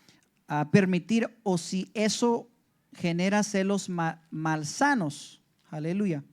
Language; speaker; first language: Spanish; early bilingual, heritage; English